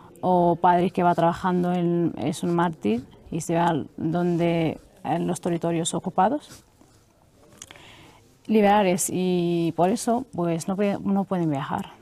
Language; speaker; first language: Spanish; non-native, local second language; Arabic